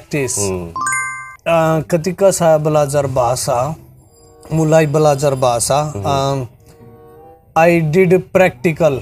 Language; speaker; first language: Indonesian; non-native, learner; Hindi